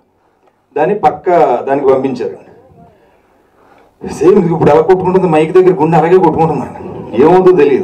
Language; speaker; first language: Telugu; native; Telugu